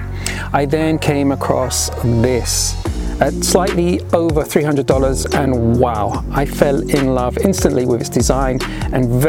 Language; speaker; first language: English; native; English